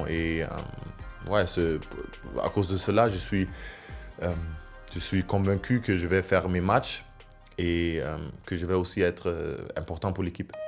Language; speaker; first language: French; non-native, fluent; German